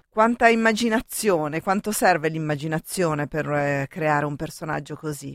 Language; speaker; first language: Italian; native; Italian